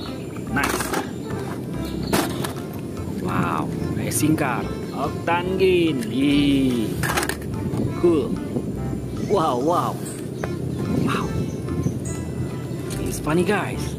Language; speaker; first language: English; non-native, learner; Indonesian